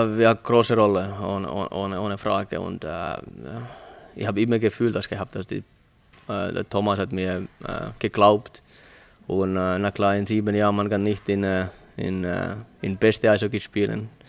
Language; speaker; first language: German; non-native, learner; Finnish